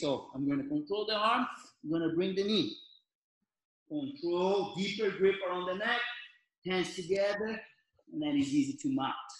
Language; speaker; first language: English; non-native, fluent; Portuguese